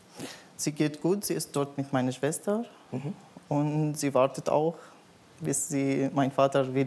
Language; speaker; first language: German; non-native, learner; Arabic